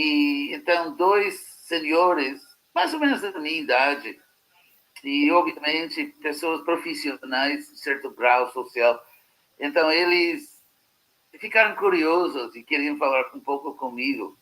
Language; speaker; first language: Portuguese; non-native, fluent; English